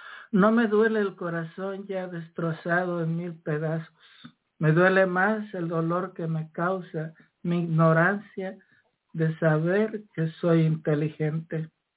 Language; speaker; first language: Spanish; native; Spanish